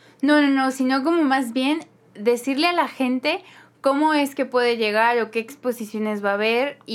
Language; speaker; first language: Spanish; native; Spanish